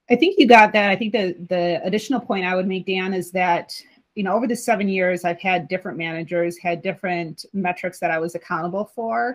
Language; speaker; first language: English; native; English